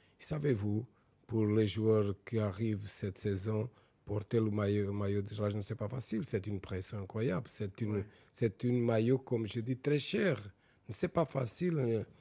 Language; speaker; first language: French; non-native, fluent; Portuguese